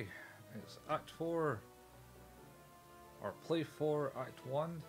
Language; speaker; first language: English; native; English